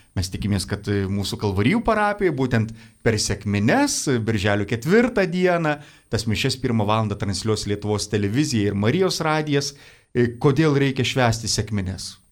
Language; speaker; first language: Lithuanian; native; Lithuanian